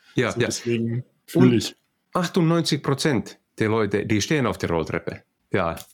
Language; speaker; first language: German; non-native, fluent; Finnish